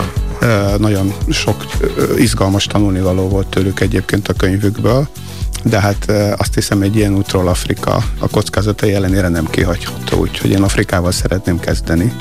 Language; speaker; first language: Hungarian; native; Hungarian